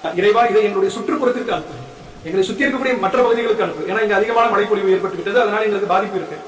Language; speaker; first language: Tamil; native; Tamil